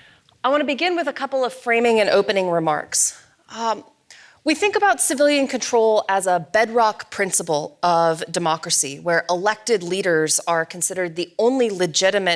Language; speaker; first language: English; native; English